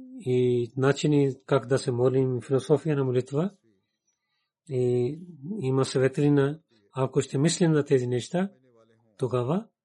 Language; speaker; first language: Bulgarian; non-native, learner; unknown